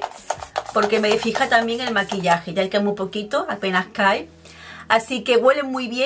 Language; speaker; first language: Spanish; native; Spanish